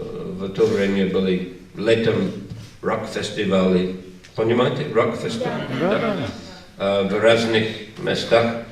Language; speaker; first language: Russian; non-native, fluent; English